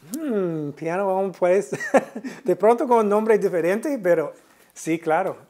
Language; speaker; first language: Spanish; non-native, fluent; English